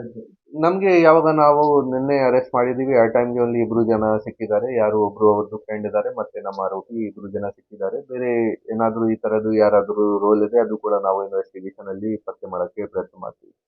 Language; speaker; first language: Kannada; non-native, fluent; Hindi